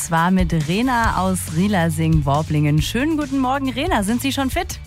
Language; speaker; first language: German; native; German